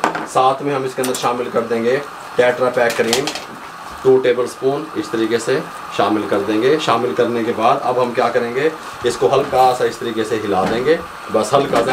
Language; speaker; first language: Hindi; non-native, local second language; Punjabi